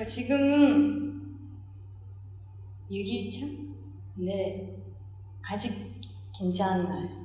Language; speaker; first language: Korean; non-native, fluent; Japanese